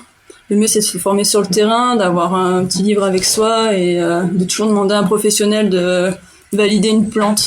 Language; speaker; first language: French; native; French